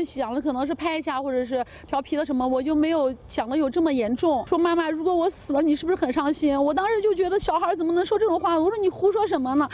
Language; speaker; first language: Chinese; native; Chinese